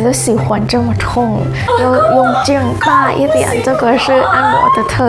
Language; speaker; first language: Chinese; non-native, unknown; Thai